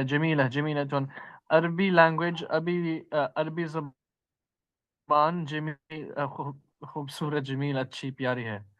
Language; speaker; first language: Hindi; non-native, learner; Urdu